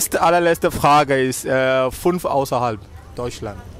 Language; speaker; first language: German; non-native, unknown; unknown